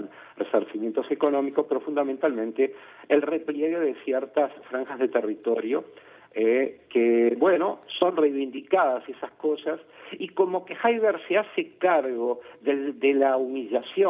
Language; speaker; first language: Spanish; native; Spanish